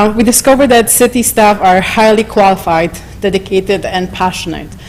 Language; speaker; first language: English; non-native, fluent; Polish